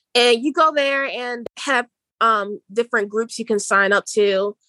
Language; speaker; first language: English; native; English